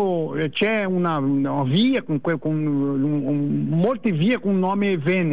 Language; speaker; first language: Italian; non-native, learner; Portuguese